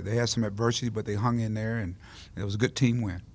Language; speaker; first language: English; native; English